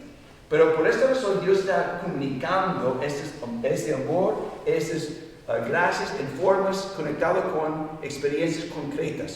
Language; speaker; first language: Spanish; non-native, fluent; English